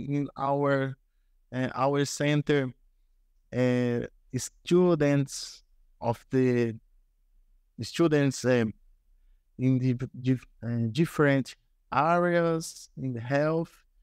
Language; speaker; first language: English; non-native, learner; Portuguese